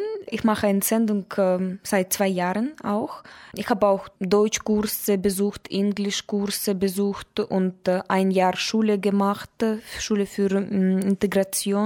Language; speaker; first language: German; non-native, learner; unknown